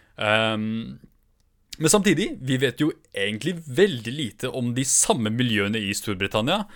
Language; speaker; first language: Norwegian; early bilingual, other home language; Kurdish